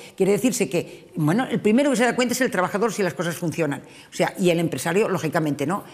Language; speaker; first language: Spanish; native; Spanish